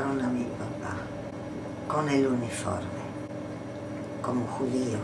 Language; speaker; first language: Spanish; non-native, fluent; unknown